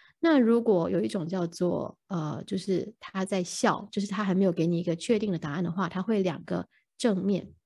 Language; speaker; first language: Chinese; native; Chinese